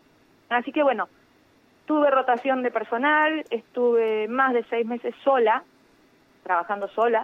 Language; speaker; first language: Spanish; native; Spanish